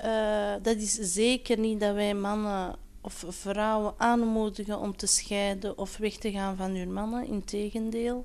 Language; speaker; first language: Dutch; non-native, local second language; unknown